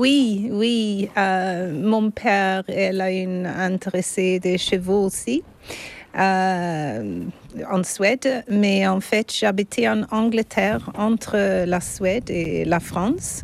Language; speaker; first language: French; non-native, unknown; Swedish